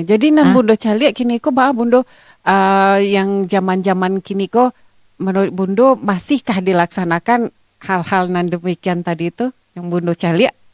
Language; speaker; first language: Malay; non-native, local second language; Minangkabau